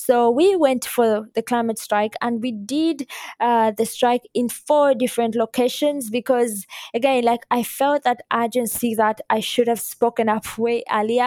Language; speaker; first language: English; non-native, local second language; Ganda